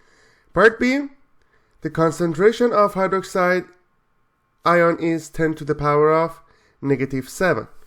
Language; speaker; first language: English; non-native, fluent; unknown